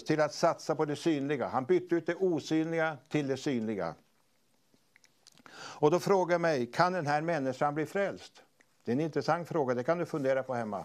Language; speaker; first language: Swedish; native; Swedish